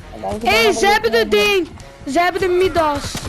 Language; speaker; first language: Dutch; early bilingual, other home language; Turkish